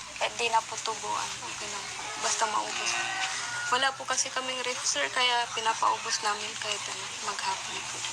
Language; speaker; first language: Filipino; non-native, local second language; Iloko